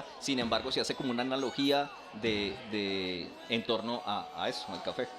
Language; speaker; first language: Spanish; native; Spanish